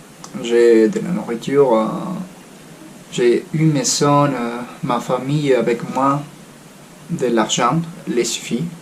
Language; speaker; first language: French; non-native, fluent; Spanish